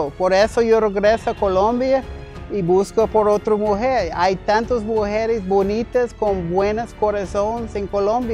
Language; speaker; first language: Spanish; non-native, learner; English